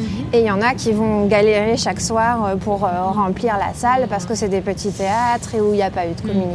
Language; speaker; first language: French; native; French